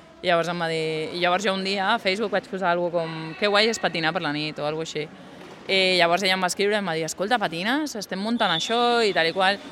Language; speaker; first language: Catalan; non-native, local second language; Spanish